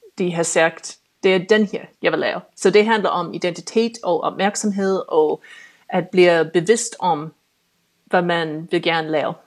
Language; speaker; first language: Danish; non-native, fluent; English